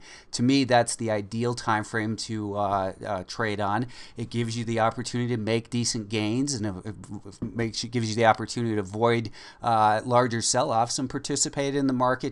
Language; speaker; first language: English; native; English